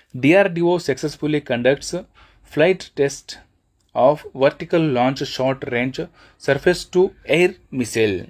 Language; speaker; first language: English; non-native, local second language; Telugu